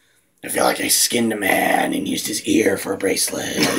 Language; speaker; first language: English; native; English